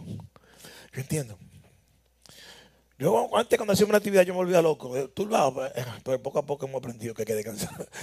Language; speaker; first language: Spanish; native; Spanish